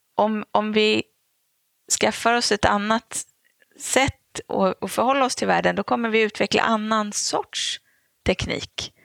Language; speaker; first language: Swedish; native; Swedish